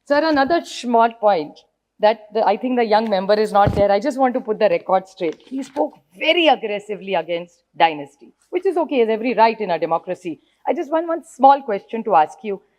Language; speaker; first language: English; non-native, local second language; Marathi